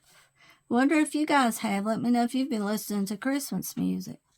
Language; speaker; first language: English; native; English